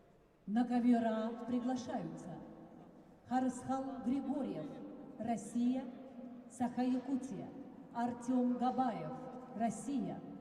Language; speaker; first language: Russian; native; Russian